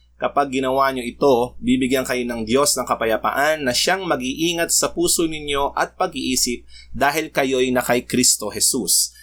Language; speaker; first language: Filipino; native; Filipino